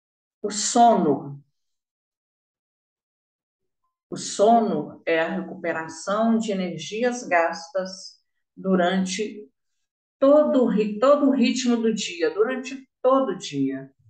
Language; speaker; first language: Portuguese; native; Portuguese